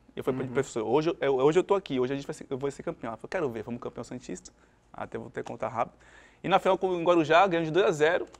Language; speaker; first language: Portuguese; native; Portuguese